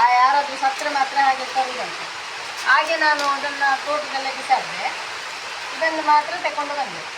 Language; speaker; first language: Kannada; non-native, local second language; Tulu